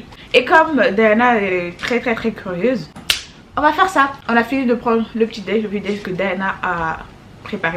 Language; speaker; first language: French; native; French